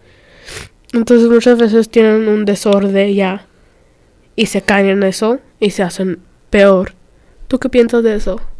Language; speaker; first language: Spanish; early bilingual, other home language; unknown